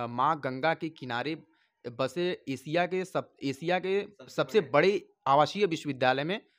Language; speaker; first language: Hindi; native; Hindi